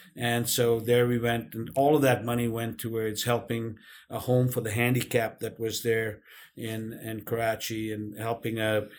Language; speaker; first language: English; non-native, local second language; Urdu